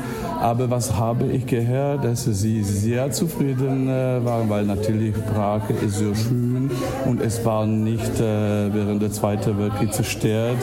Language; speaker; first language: German; non-native, fluent; Czech